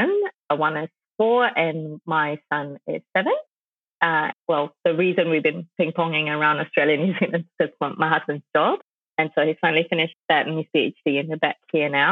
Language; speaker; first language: English; non-native, local second language; Tamil